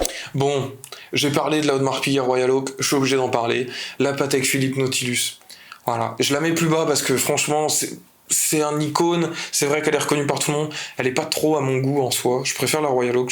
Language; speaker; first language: French; native; French